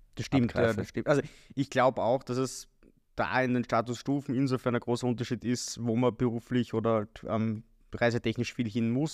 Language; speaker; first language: German; native; German